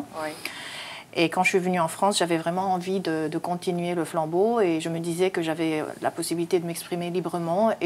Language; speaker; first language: French; native; French